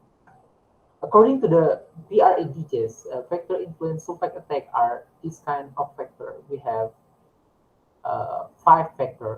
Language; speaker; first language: English; non-native, learner; Indonesian